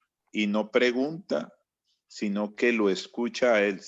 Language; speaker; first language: Spanish; native; Spanish